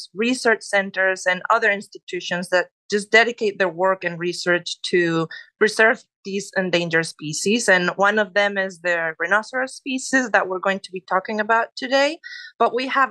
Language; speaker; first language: English; non-native, fluent; Spanish